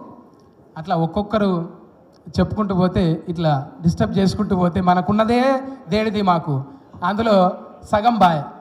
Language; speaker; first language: Telugu; native; Telugu